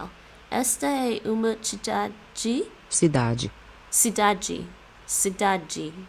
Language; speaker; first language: Portuguese; non-native, learner; English